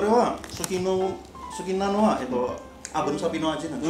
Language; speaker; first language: Japanese; non-native, learner; Indonesian